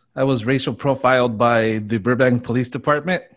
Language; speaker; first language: English; native; English